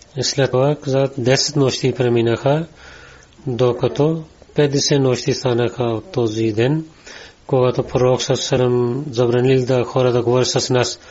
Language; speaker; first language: Bulgarian; non-native, learner; Urdu